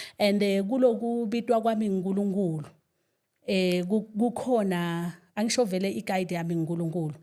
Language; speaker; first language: Zulu; non-native, local second language; Swati